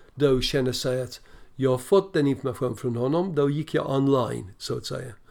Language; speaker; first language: Swedish; non-native, fluent; English